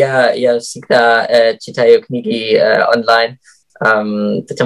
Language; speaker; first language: Russian; non-native, fluent; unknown